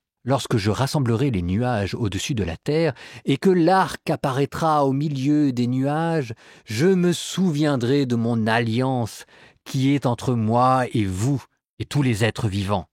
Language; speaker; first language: French; native; French